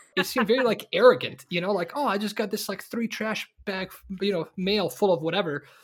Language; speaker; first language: English; early bilingual, other home language; Bosnian